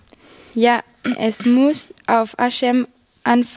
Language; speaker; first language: German; non-native, learner; French